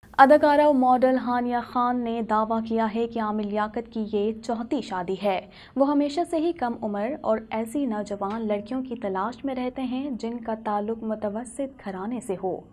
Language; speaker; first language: Urdu; native; Urdu